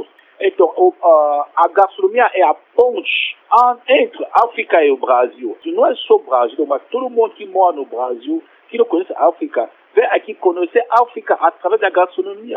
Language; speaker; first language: Portuguese; non-native, fluent; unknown